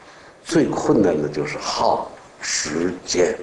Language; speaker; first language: Chinese; native; Chinese